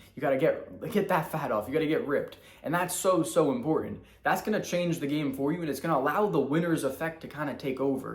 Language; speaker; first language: English; native; English